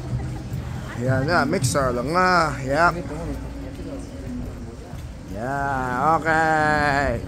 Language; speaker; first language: Vietnamese; early bilingual, heritage; Vietnamese